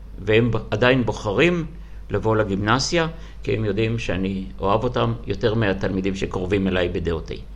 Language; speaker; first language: Hebrew; non-native, fluent; Russian